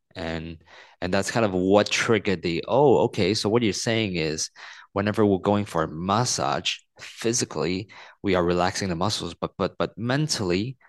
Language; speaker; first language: English; non-native, local second language; Cantonese